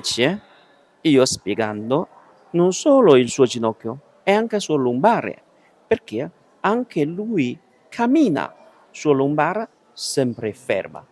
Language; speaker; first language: Italian; non-native, learner; Chinese